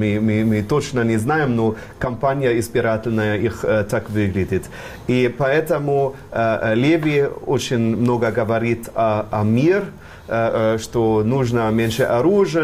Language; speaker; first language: Russian; non-native, fluent; German